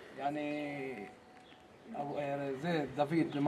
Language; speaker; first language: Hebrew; non-native, local second language; Arabic